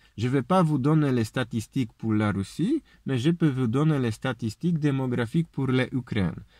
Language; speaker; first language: French; non-native, learner; Polish